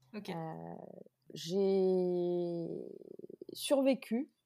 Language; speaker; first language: French; native; French